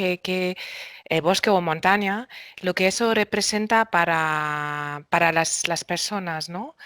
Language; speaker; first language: Spanish; non-native, fluent; German